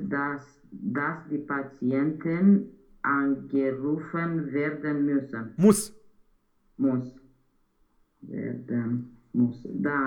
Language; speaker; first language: German; non-native, learner; Romanian